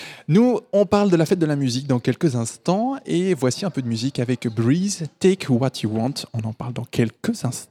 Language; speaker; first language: French; native; French